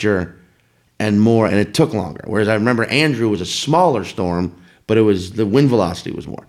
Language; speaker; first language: English; native; English